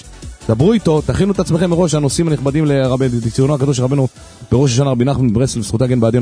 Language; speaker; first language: Hebrew; native; Hebrew